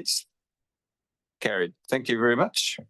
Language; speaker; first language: English; native; English